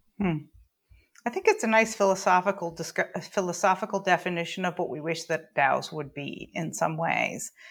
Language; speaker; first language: English; native; English